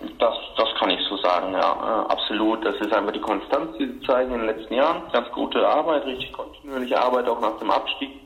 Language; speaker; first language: German; native; German